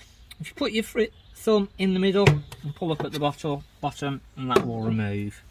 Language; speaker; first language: English; native; English